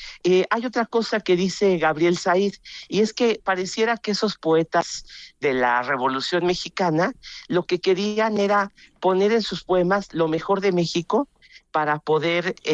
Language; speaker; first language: Spanish; native; Spanish